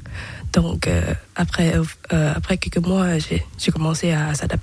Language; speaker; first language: French; non-native, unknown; Thai